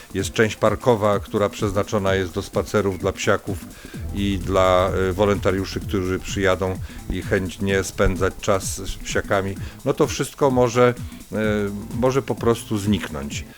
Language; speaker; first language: Polish; native; Polish